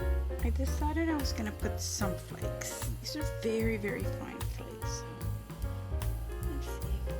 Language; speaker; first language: English; native; English